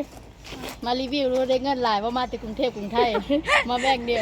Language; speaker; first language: Thai; non-native, local second language; Lao